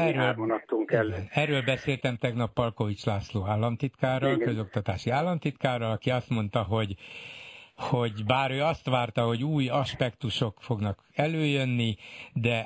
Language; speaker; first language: Hungarian; native; Hungarian